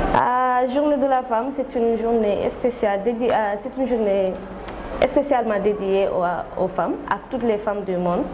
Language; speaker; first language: French; non-native, local second language; Wolof